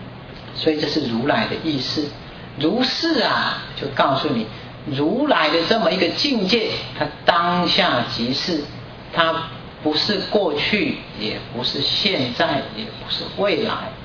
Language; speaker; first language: Chinese; native; Chinese